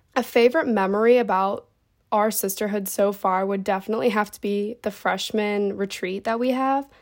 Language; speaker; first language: English; native; English